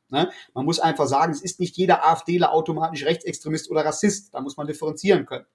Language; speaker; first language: German; native; German